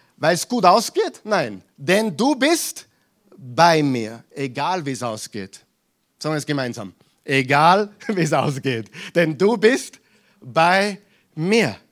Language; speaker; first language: German; non-native, fluent; English